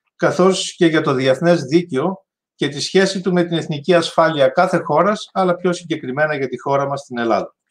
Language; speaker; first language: Greek; native; Greek